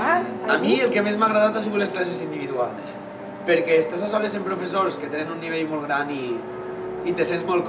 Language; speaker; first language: Catalan; native; Catalan